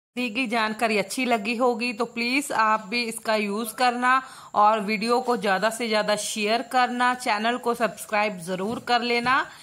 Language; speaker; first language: Hindi; non-native, local second language; Punjabi